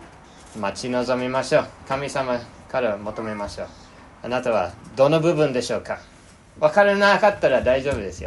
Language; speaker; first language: Japanese; non-native, fluent; English